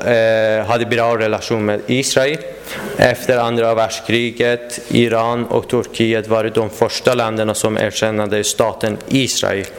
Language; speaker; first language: Swedish; non-native, fluent; Persian